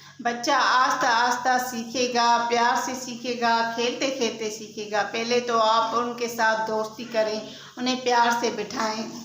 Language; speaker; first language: Urdu; non-native, local second language; Sindhi